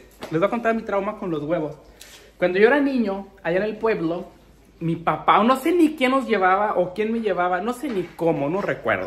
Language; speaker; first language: Spanish; native; Spanish